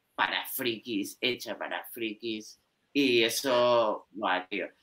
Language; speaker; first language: Spanish; native; Spanish